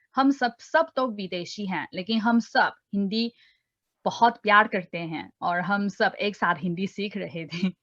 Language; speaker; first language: Hindi; non-native, fluent; Chinese